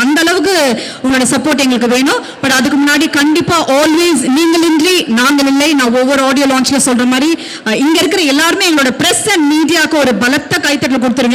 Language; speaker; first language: Tamil; native; Tamil